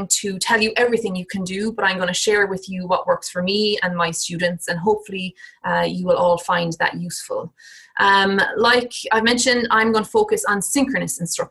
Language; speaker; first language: English; native; English